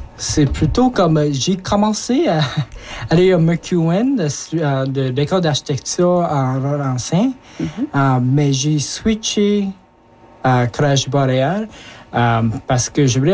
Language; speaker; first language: French; early bilingual, other home language; Japanese